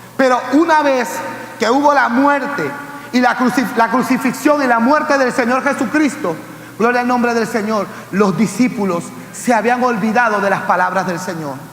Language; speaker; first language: Spanish; native; Spanish